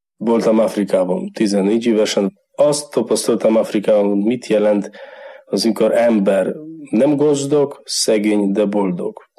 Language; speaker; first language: Hungarian; non-native, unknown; Polish